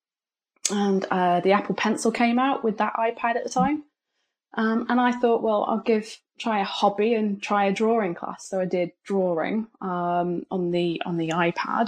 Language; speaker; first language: English; native; English